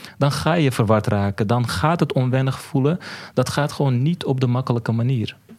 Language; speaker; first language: Dutch; early bilingual, other home language; Turkish